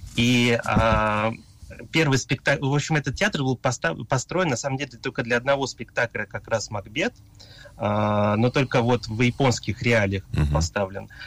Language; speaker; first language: Russian; early bilingual, heritage; Russian